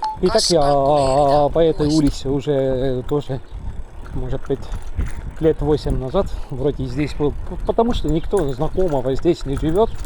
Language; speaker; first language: Russian; non-native, local second language; Estonian